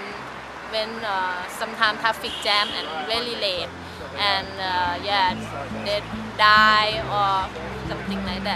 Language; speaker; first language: English; non-native, learner; Thai